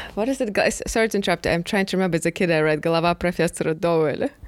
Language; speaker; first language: English; non-native, fluent; Russian